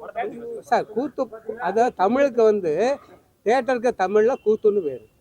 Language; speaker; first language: Tamil; native; Tamil